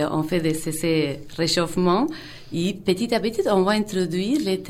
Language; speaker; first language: French; non-native, fluent; Spanish